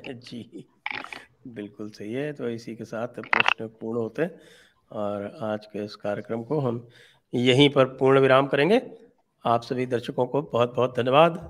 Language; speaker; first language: Hindi; native; Hindi